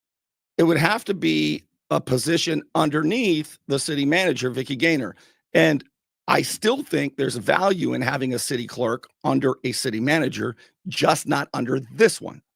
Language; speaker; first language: English; native; English